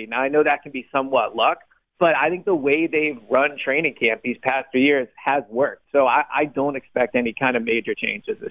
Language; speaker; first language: English; native; English